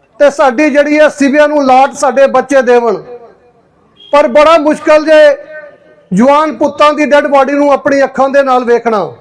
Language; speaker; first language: Punjabi; native; Punjabi